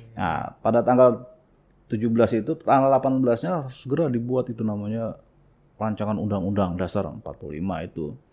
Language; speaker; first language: Indonesian; native; Indonesian